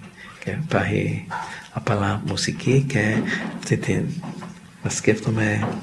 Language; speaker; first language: Greek; non-native, learner; English